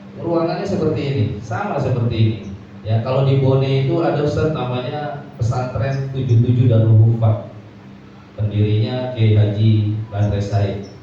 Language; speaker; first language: Indonesian; native; Indonesian